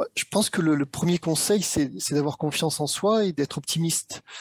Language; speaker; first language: French; native; French